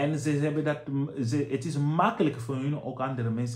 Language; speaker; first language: Dutch; non-native, fluent; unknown